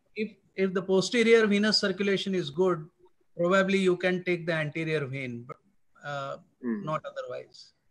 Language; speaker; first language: English; non-native, fluent; Russian